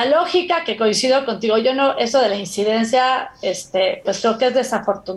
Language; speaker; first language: Spanish; native; Spanish